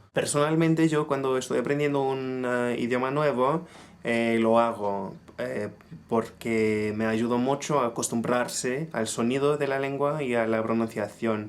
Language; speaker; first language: Spanish; non-native, fluent; English